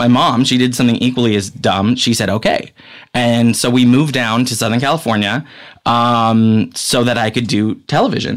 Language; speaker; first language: English; native; English